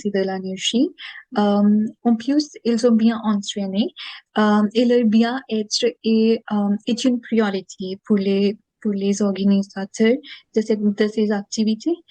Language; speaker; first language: French; non-native, learner; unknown